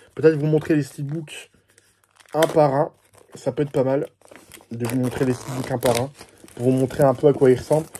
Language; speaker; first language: French; native; French